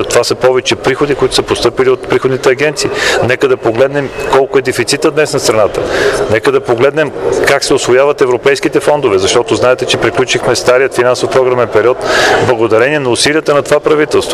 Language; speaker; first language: Bulgarian; native; Bulgarian